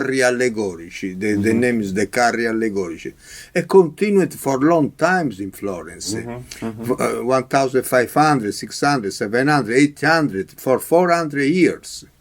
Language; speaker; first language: English; non-native, learner; Italian